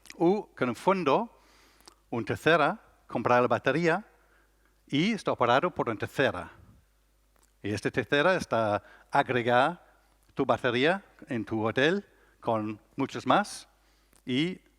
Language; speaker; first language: Spanish; non-native, learner; English